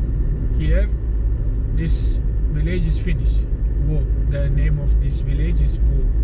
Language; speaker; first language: English; non-native, fluent; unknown